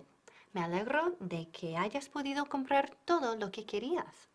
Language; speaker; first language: Spanish; non-native, fluent; English